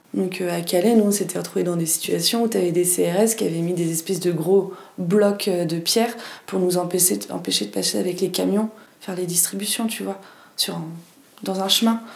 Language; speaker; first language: French; native; French